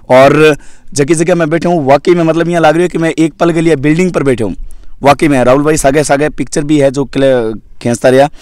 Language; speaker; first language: Hindi; native; Hindi